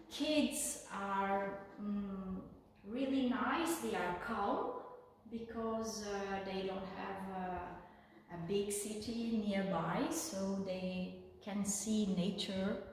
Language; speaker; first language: English; non-native, fluent; Portuguese